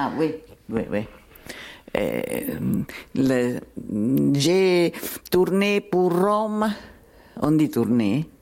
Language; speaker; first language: French; non-native, learner; Italian